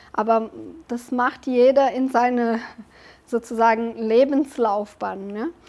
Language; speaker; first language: German; non-native, fluent; Portuguese